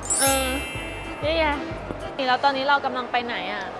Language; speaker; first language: Thai; native; Thai